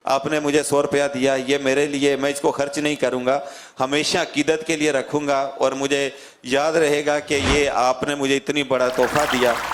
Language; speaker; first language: Urdu; non-native, local second language; Punjabi